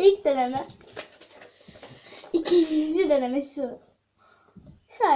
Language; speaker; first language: Turkish; native; Turkish